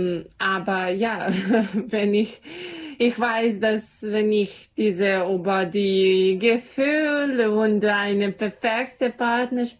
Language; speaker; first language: German; non-native, learner; Serbian